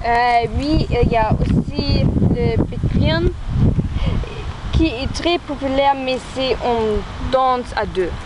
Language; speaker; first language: French; non-native, learner; German